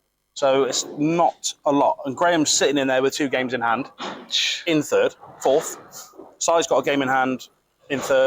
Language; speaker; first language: English; native; English